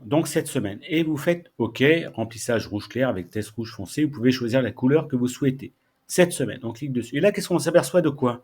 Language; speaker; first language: French; native; French